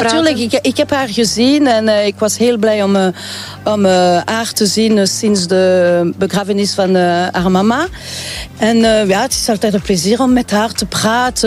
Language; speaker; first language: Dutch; non-native, local second language; French